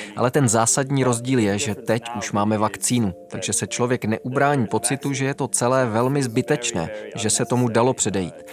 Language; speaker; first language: Czech; non-native, fluent; Dutch